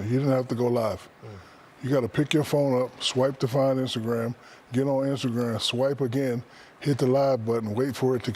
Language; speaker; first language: English; native; English